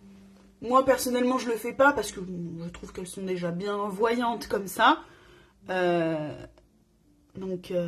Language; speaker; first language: French; native; French